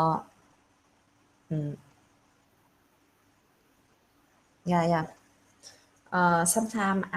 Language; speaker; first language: English; non-native, learner; Vietnamese